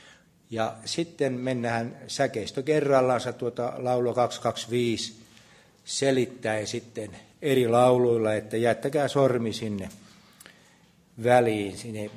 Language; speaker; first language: Finnish; native; Finnish